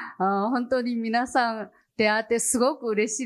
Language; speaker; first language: Japanese; non-native, learner; Chinese